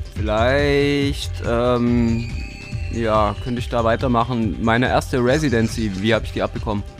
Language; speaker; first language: German; native; German